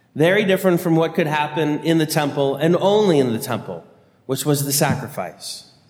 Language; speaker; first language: English; native; English